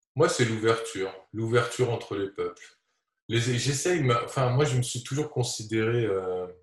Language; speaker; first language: French; native; French